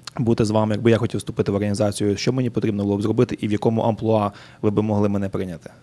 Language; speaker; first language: Ukrainian; native; Ukrainian